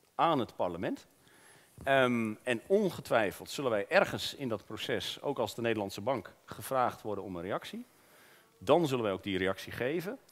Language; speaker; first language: Dutch; native; Dutch